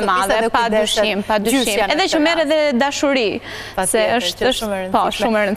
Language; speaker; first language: Albanian; native; Albanian